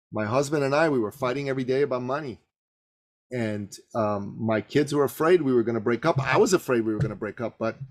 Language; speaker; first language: English; early bilingual, other home language; Persian